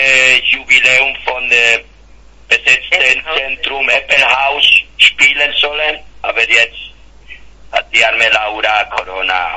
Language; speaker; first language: German; non-native, fluent; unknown